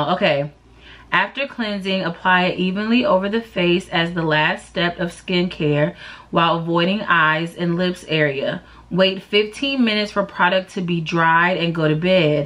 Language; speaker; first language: English; native; English